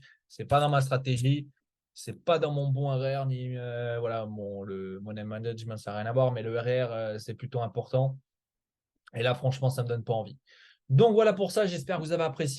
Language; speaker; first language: French; native; French